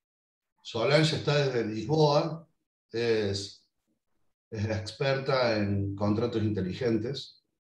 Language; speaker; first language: Spanish; native; Spanish